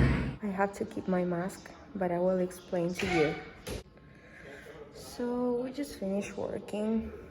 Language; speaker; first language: English; non-native, fluent; Spanish